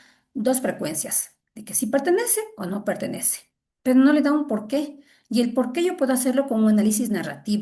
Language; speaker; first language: Spanish; native; Spanish